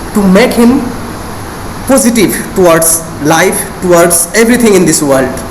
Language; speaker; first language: English; non-native, local second language; Assamese